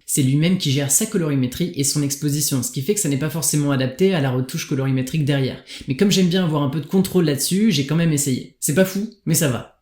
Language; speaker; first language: French; native; French